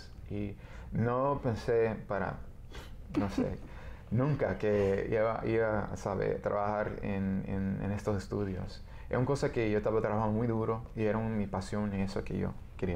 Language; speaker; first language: Spanish; early bilingual, heritage; Spanish